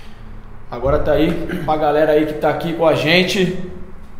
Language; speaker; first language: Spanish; non-native, learner; Portuguese